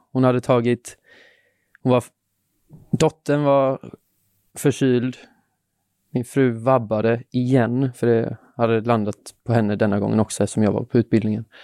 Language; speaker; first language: Swedish; native; Swedish